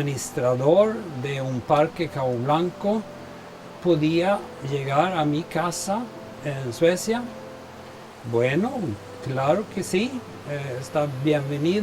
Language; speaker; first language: Spanish; non-native, fluent; Swedish